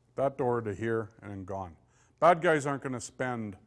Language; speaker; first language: English; native; English